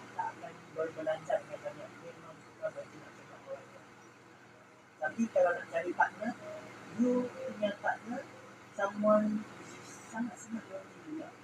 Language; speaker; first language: Malay; non-native, local second language; Chinese